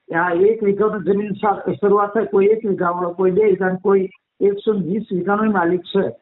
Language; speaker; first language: Gujarati; native; Gujarati